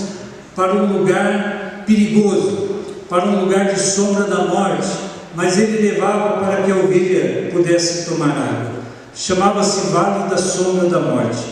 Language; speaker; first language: Portuguese; native; Portuguese